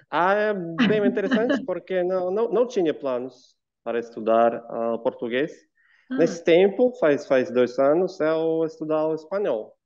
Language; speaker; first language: Portuguese; non-native, fluent; Russian